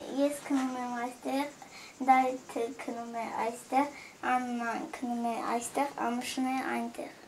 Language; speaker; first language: Armenian; native; Armenian